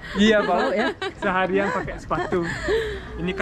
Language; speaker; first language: Indonesian; early bilingual, heritage; German